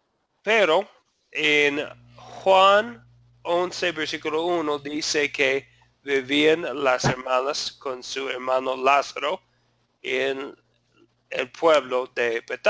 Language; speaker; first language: Spanish; non-native, fluent; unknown